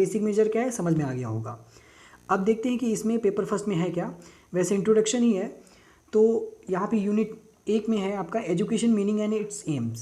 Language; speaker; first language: Hindi; native; Hindi